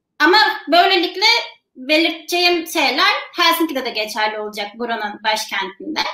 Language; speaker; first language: Turkish; native; Turkish